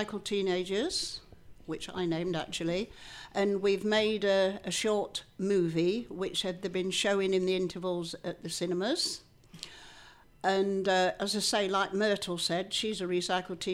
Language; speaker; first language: English; native; English